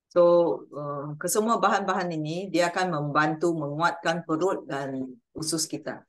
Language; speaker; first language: Malay; native; Malay